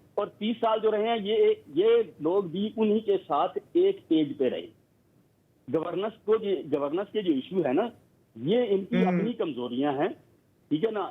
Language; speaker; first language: Urdu; non-native, local second language; Punjabi